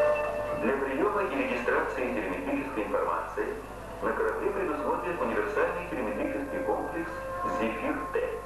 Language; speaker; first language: Russian; native; Russian